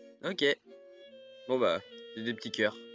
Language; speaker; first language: French; native; French